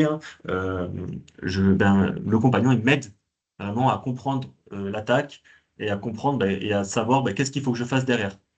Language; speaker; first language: French; native; French